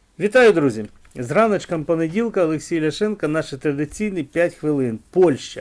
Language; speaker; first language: Ukrainian; non-native, local second language; Russian